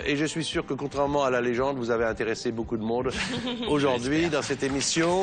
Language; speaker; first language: French; native; French